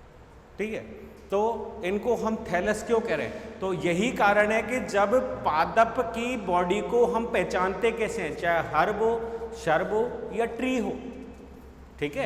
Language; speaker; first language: Hindi; native; Hindi